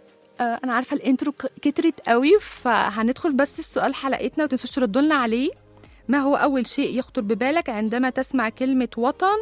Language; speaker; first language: Arabic; native; Arabic